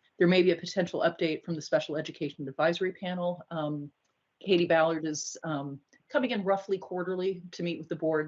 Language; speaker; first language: English; native; English